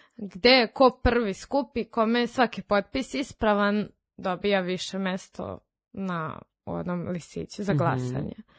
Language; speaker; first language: Serbian; non-native, local second language; Rusyn